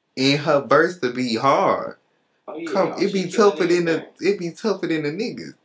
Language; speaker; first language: English; native; English